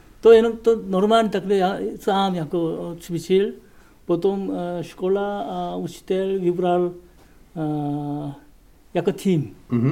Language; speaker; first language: Czech; non-native, learner; Korean